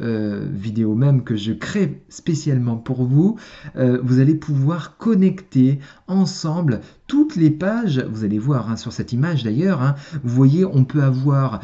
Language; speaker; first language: French; native; French